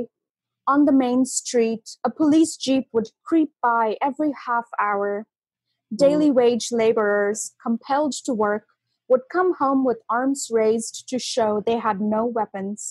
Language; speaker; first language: English; non-native, local second language; Bangla